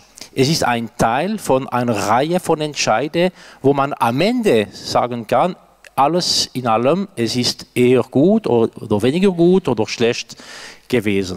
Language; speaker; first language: German; non-native, local second language; French